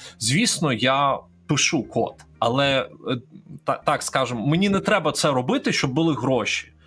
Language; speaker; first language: Ukrainian; non-native, local second language; Russian